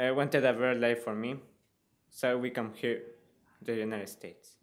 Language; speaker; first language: English; non-native, learner; Spanish